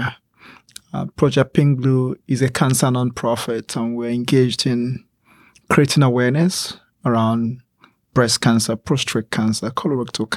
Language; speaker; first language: English; non-native, local second language; Igbo